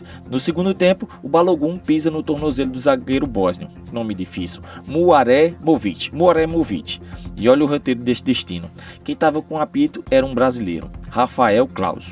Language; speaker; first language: Portuguese; native; Portuguese